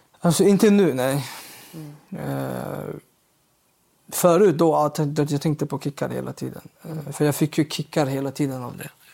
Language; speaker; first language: Swedish; early bilingual, other home language; Uyghur